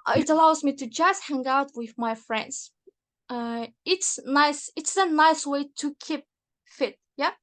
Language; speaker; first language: English; non-native, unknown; Kazakh